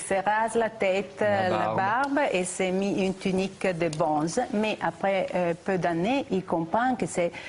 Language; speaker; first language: French; non-native, fluent; Italian